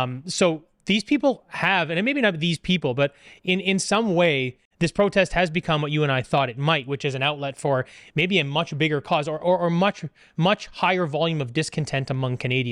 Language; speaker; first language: English; native; English